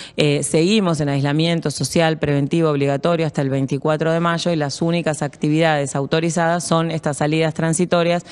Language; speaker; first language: Spanish; native; Spanish